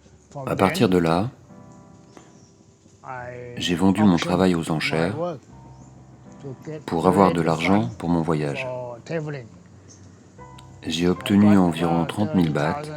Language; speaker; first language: French; non-native, learner; Thai